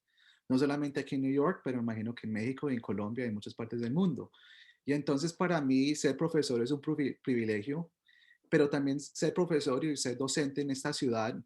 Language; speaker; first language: Spanish; early bilingual, heritage; Spanish